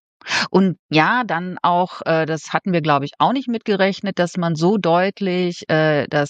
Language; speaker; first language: German; native; German